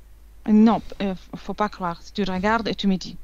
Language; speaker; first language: French; non-native, fluent; Italian